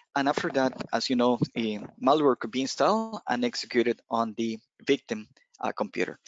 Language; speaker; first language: English; non-native, fluent; Spanish